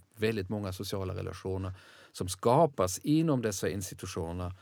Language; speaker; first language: Swedish; non-native, fluent; German